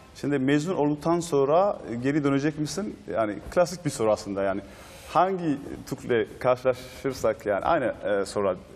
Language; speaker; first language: Turkish; non-native, fluent; Amharic